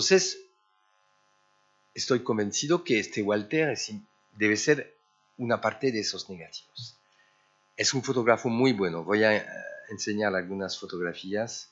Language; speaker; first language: Spanish; early bilingual, heritage; French